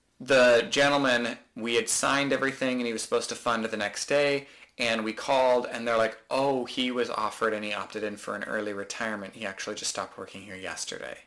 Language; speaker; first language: English; native; English